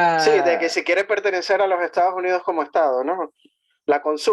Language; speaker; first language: Spanish; native; Spanish